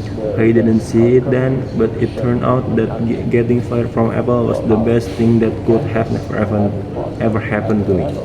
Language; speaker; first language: English; non-native, learner; Indonesian